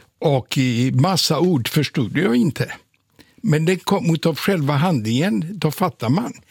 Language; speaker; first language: Swedish; non-native, fluent; Polish